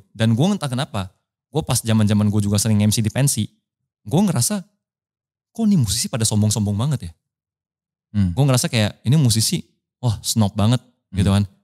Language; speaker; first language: Indonesian; non-native, local second language; Min Nan Chinese